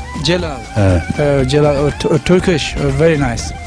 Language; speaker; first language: English; non-native, learner; Turkish